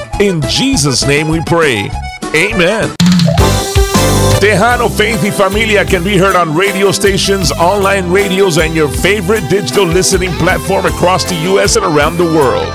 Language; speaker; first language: English; early bilingual, other home language; Spanish